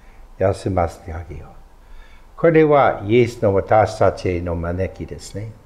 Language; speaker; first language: Japanese; non-native, fluent; English